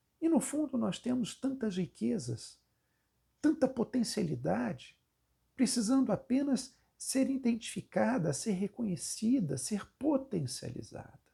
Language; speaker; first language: Portuguese; native; Portuguese